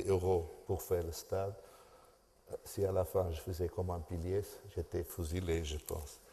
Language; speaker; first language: French; non-native, fluent; Portuguese